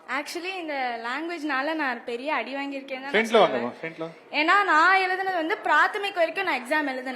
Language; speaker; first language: Tamil; native; Tamil